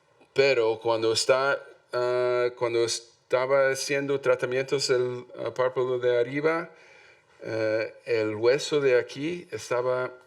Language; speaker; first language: Spanish; non-native, learner; English